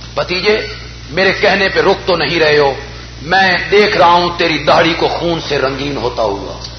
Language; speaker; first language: Urdu; non-native, local second language; Punjabi